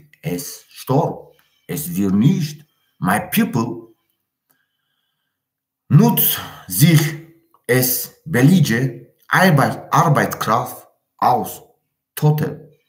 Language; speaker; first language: German; non-native, learner; Tajik